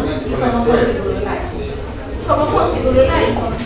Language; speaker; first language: Spanish; native; Spanish